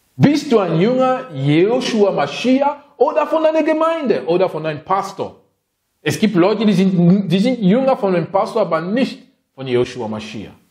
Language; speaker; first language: German; non-native, fluent; French